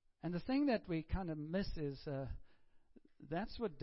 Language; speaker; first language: English; native; English